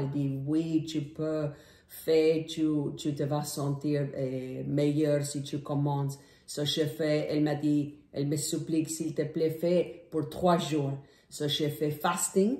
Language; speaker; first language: French; non-native, learner; English